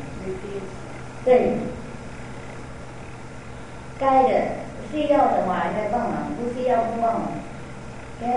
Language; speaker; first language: Chinese; non-native, fluent; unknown